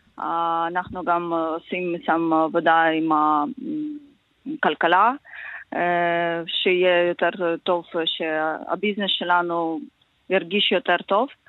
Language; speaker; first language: Hebrew; non-native, learner; Ukrainian